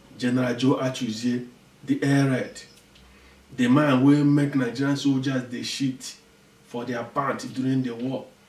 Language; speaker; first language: Nigerian Pidgin; non-native, local second language; Igbo